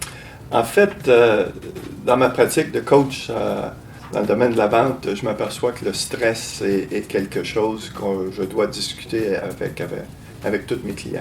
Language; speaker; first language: French; native; French